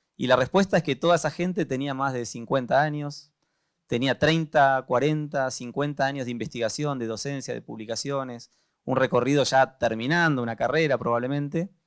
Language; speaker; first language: Spanish; native; Spanish